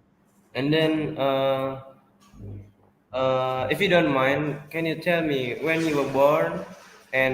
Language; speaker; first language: English; non-native, fluent; Indonesian